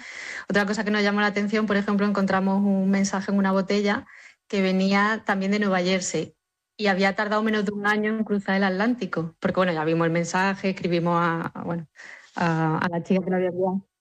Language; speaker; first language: Spanish; native; Spanish